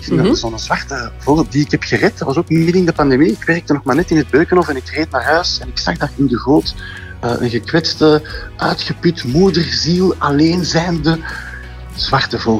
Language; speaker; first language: Dutch; native; Dutch